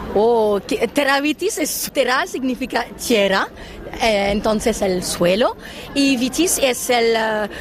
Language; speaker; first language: Spanish; non-native, fluent; French